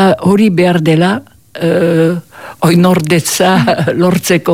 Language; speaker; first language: Basque; native; Basque